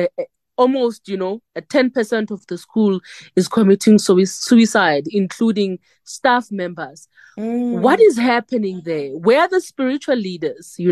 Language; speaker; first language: English; non-native, local second language; Northern Sotho